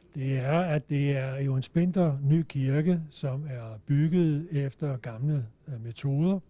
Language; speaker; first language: Danish; native; Danish